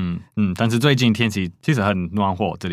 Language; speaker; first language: Chinese; non-native, fluent; English